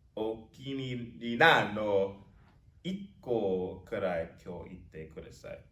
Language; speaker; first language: Japanese; non-native, learner; English